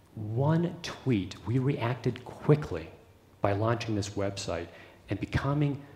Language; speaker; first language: English; native; English